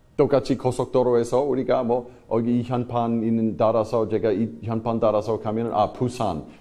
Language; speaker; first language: Korean; non-native, fluent; English